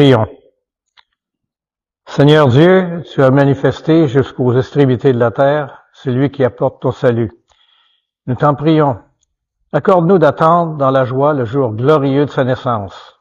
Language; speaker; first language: French; native; French